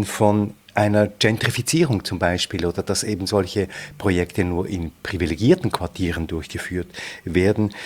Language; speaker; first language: German; native; German